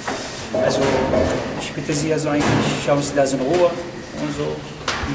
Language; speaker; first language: German; non-native, learner; Arabic